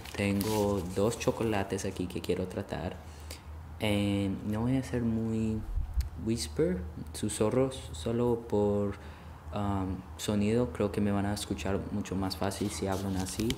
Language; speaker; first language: Spanish; early bilingual, heritage; Spanish